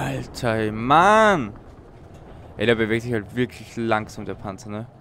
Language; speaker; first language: German; native; German